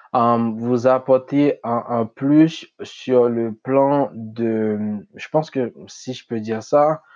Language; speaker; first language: French; non-native, local second language; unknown